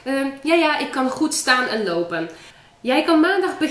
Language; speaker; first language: Dutch; non-native, fluent; Polish